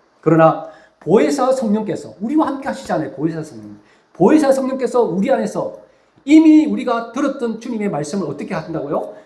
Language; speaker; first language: Korean; native; Korean